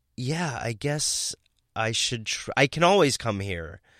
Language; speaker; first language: English; native; English